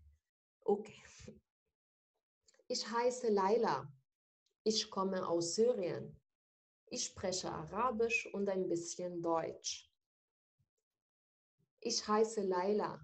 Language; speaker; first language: German; non-native, fluent; Arabic